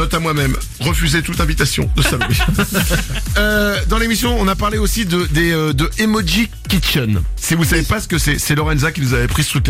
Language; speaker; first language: French; native; French